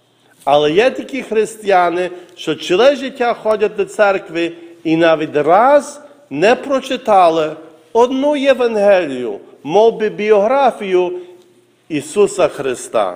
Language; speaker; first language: Ukrainian; early bilingual, heritage; Ukrainian